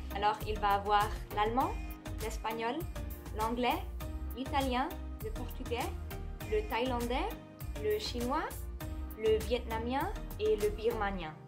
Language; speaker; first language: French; non-native, fluent; German